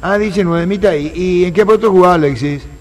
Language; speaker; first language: Spanish; native; Spanish